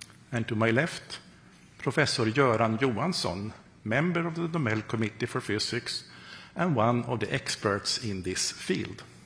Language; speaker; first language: English; non-native, fluent; Swedish